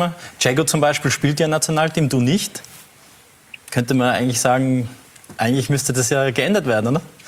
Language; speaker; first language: German; native; German